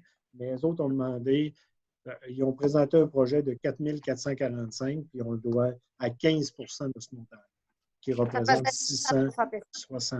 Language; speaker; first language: French; native; French